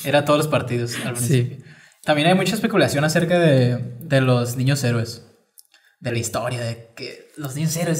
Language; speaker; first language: Spanish; native; Spanish